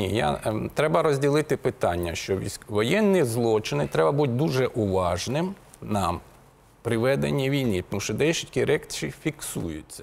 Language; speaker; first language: Ukrainian; native; Ukrainian